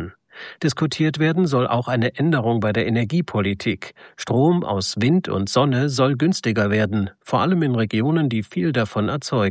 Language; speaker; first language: German; native; German